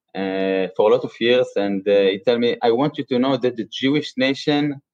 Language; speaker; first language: English; non-native, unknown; Hebrew